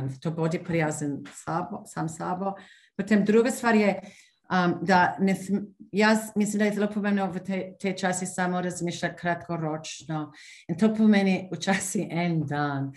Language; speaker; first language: Slovenian; non-native, fluent; English